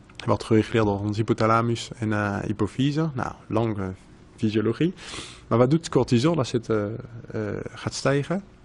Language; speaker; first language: Dutch; non-native, fluent; French